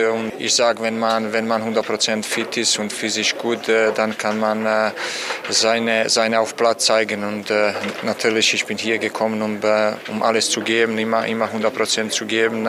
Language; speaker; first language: German; non-native, fluent; Bosnian